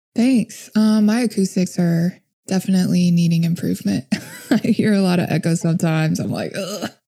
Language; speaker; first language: English; native; English